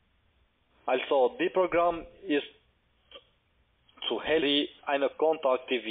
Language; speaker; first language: German; non-native, learner; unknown